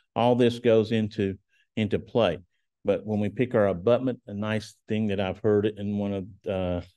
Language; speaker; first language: English; native; English